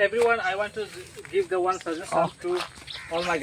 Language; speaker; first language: English; non-native, learner; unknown